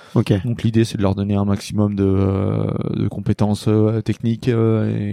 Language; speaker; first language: French; native; French